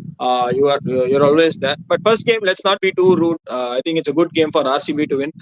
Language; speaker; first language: English; non-native, local second language; Tamil